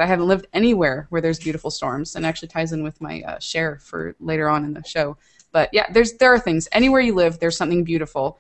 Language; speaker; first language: English; native; English